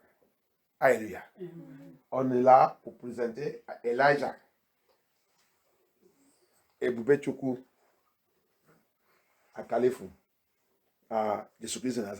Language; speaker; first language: French; non-native, learner; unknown